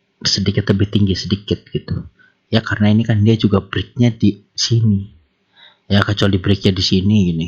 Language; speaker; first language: Indonesian; native; Indonesian